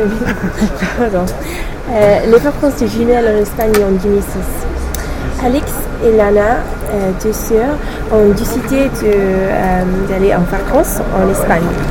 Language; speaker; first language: French; non-native, learner; English